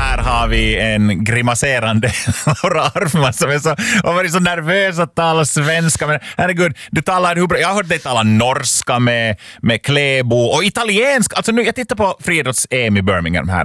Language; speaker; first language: Swedish; native; Swedish